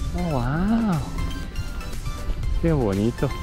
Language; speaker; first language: Spanish; non-native, learner; Japanese